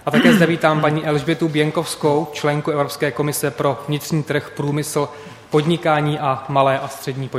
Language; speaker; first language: Czech; native; Czech